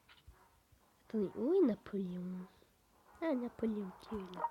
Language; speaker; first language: French; native; French